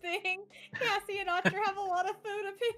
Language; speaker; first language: English; native; English